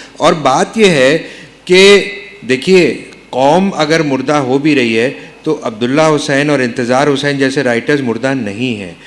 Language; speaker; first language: Urdu; native; Urdu